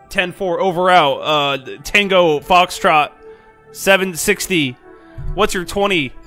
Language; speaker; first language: English; native; English